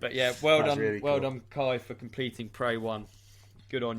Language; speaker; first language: English; native; English